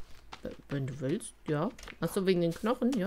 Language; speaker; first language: German; native; German